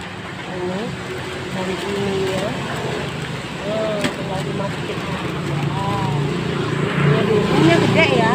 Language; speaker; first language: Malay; non-native, local second language; Javanese